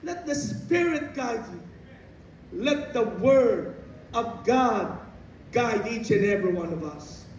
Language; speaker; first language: English; non-native, local second language; Filipino